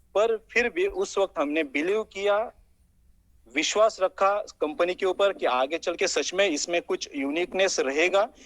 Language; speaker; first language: Hindi; non-native, local second language; Marathi